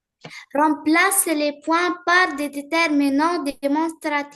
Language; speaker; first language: French; non-native, learner; Arabic